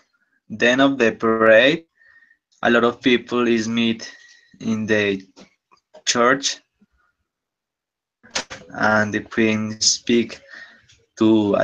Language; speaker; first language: English; non-native, learner; Spanish